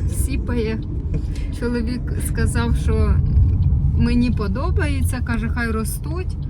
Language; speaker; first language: Ukrainian; non-native, local second language; Russian